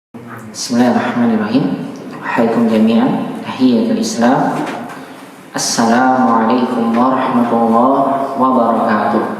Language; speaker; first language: Arabic; non-native, fluent; Indonesian